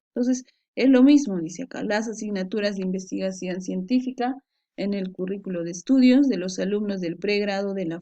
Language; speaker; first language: Spanish; native; Spanish